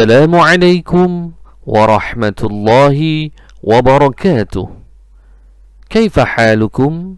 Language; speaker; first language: Arabic; non-native, fluent; Malay